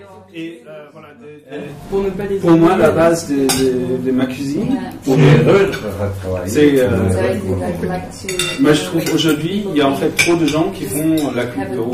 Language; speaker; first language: French; non-native, fluent; German